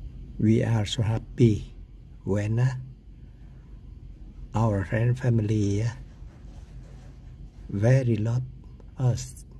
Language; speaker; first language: English; non-native, learner; Vietnamese